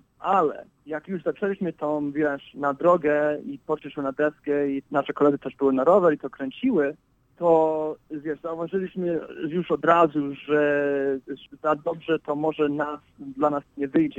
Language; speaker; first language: Polish; early bilingual, heritage; English